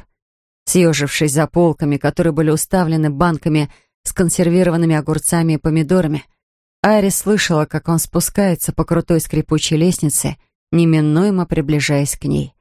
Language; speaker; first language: Russian; native; Russian